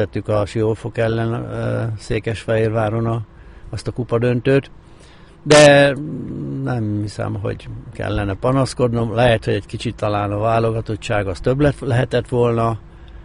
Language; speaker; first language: Hungarian; native; Hungarian